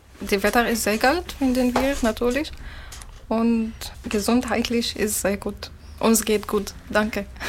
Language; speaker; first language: German; non-native, learner; Arabic